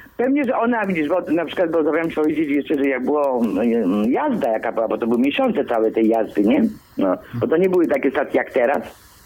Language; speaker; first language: Polish; early bilingual, other home language; Greek